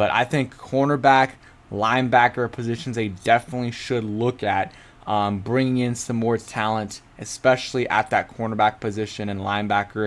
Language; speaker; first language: English; native; English